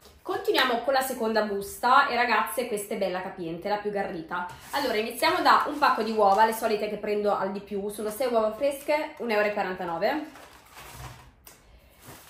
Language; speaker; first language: Italian; native; Italian